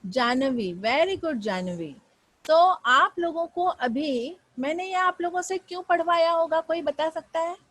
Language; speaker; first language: Hindi; non-native, local second language; Marathi